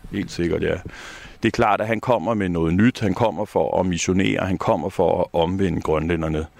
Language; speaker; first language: Danish; native; Danish